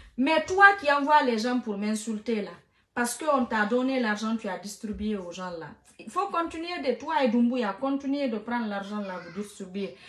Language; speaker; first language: French; non-native, local second language; Fula